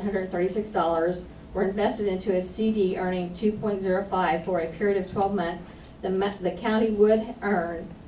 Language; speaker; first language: English; native; English